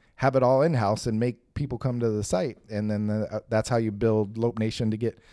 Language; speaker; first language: English; native; English